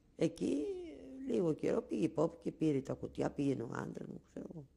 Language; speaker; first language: Greek; non-native, local second language; Ladino